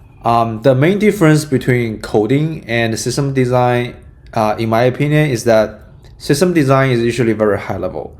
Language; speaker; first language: English; non-native, fluent; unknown